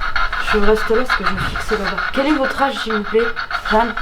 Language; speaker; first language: French; native; French